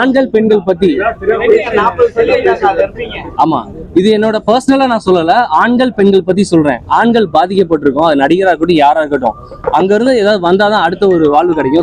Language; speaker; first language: Tamil; native; Tamil